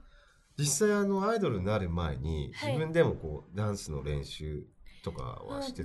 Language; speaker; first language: Japanese; native; Japanese